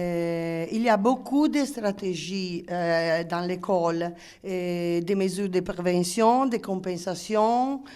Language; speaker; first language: French; non-native, learner; Italian